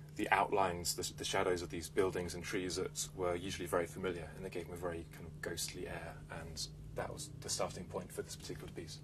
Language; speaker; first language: English; native; English